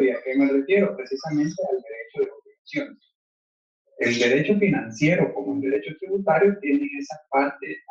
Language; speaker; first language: Spanish; native; Spanish